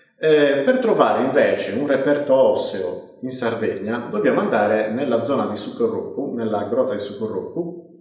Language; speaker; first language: Italian; native; Italian